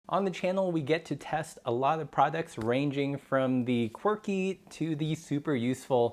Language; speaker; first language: English; native; English